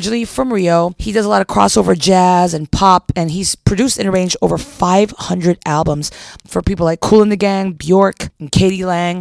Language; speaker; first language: English; non-native, local second language; Filipino